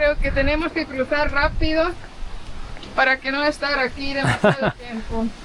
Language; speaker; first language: Spanish; non-native, fluent; Portuguese